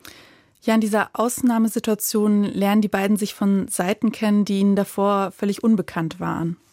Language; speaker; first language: German; native; German